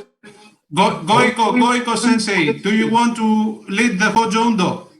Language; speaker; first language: English; non-native, fluent; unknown